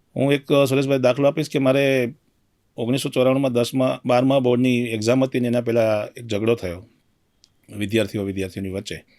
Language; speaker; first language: Gujarati; native; Gujarati